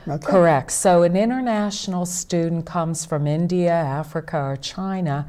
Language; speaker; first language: English; native; English